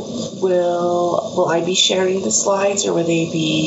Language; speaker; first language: English; native; English